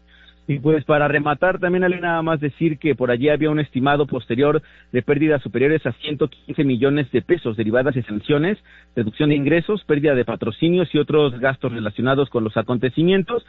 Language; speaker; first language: Spanish; native; Spanish